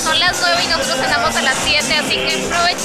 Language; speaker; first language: Spanish; native; Spanish